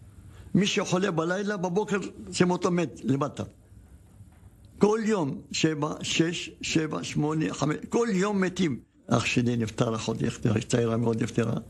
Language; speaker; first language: Hebrew; non-native, fluent; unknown